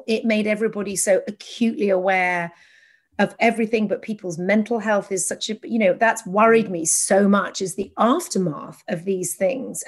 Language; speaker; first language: English; native; English